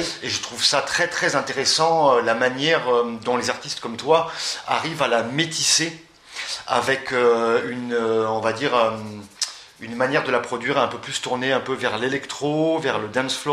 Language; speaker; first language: French; native; French